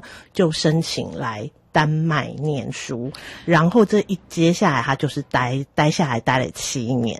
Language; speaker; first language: Chinese; native; Chinese